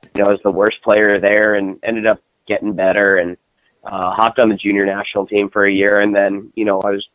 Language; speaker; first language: English; native; English